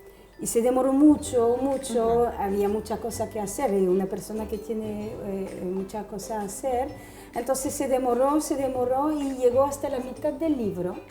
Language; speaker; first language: Spanish; non-native, fluent; French